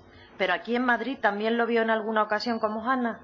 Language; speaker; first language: Spanish; native; Spanish